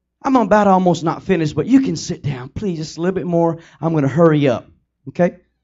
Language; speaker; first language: English; early bilingual, other home language; Spanish